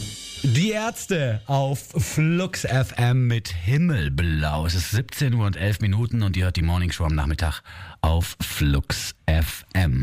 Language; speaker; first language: German; native; German